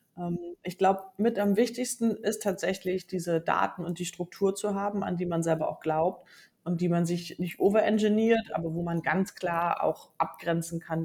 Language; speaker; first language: German; native; German